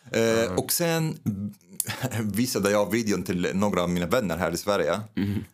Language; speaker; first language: Swedish; non-native, fluent; Arabic